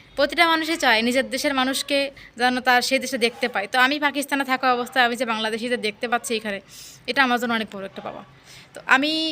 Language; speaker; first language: Bangla; native; Bangla